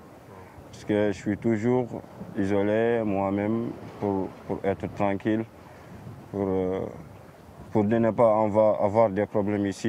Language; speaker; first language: French; non-native, fluent; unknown